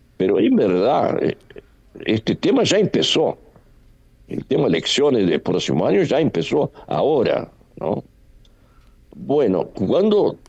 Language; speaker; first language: Spanish; non-native, fluent; Portuguese